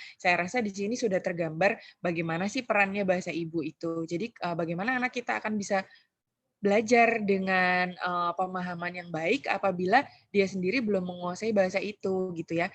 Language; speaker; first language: Indonesian; native; Indonesian